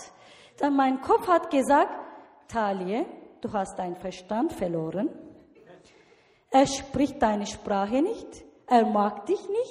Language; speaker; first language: German; non-native, learner; Turkish